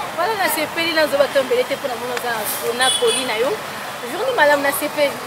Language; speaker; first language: Lingala; native; Lingala